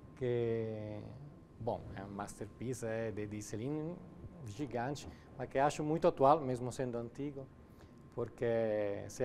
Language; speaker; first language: Portuguese; non-native, fluent; Italian